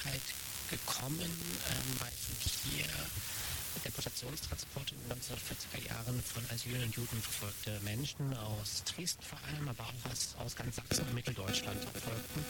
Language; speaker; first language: German; native; German